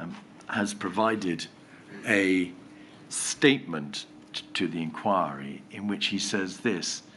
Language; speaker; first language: English; native; English